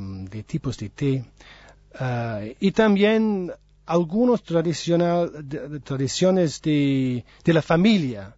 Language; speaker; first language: Spanish; non-native, learner; English